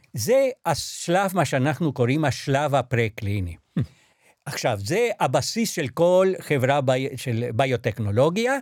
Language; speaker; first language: Hebrew; non-native, fluent; Spanish